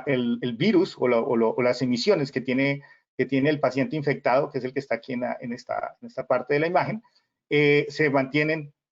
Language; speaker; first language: Spanish; native; Spanish